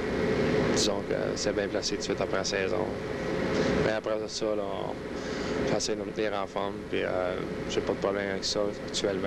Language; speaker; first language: French; native; French